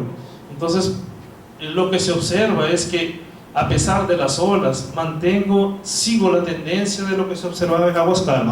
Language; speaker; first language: Spanish; non-native, fluent; Portuguese